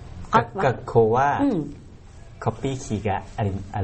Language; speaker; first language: Japanese; non-native, learner; Thai